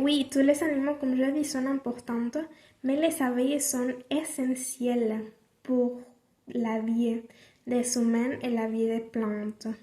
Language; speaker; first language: French; non-native, learner; Spanish